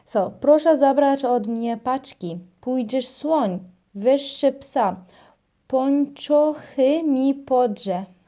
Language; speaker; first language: Polish; non-native, learner; Arabic